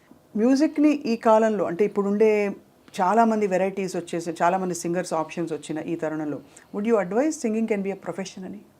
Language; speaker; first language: Telugu; native; Telugu